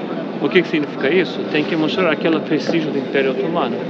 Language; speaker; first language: Portuguese; non-native, fluent; Turkish